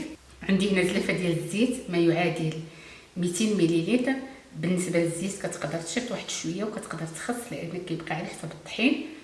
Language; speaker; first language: Arabic; native; Arabic